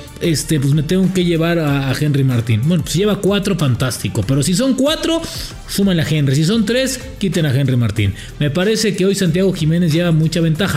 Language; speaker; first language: Spanish; native; Spanish